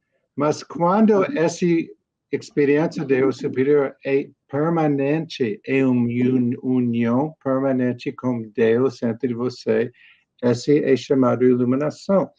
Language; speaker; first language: Portuguese; non-native, learner; English